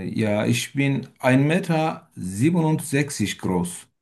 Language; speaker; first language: German; non-native, learner; Turkish